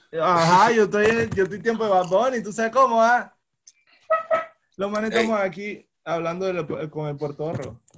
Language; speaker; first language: Spanish; native; Spanish